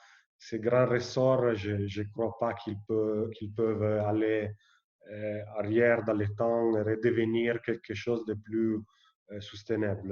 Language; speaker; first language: French; non-native, fluent; Italian